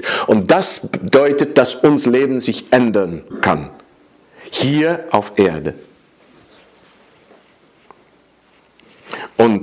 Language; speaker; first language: German; non-native, fluent; Dutch